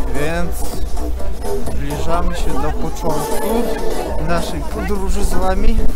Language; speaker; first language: Polish; non-native, learner; Russian